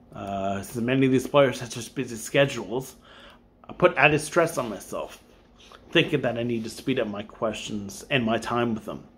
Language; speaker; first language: English; native; English